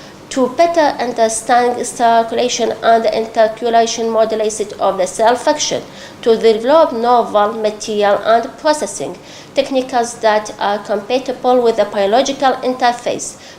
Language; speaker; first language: English; non-native, local second language; Arabic